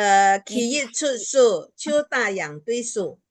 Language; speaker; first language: Chinese; early bilingual, heritage; Chinese